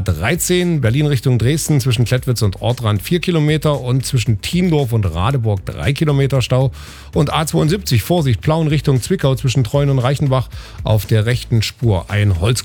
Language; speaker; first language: German; native; German